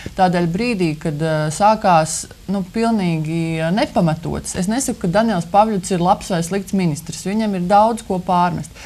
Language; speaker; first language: Latvian; native; Latvian